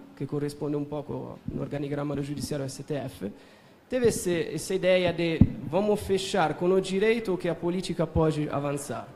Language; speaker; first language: Portuguese; non-native, fluent; Italian